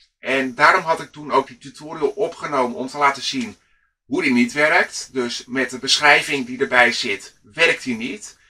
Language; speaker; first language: Dutch; native; Dutch